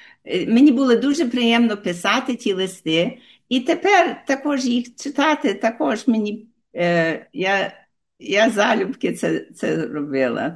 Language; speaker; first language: Ukrainian; early bilingual, heritage; Ukrainian